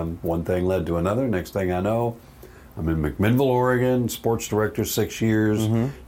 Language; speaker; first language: English; native; English